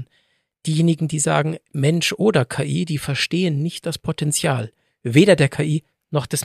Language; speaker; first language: German; native; German